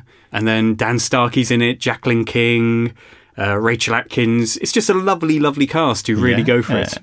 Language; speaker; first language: English; native; English